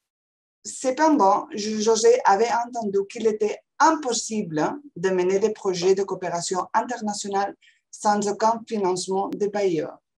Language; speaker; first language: French; non-native, fluent; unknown